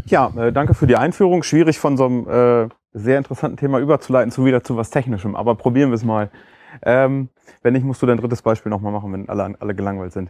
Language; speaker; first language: German; native; German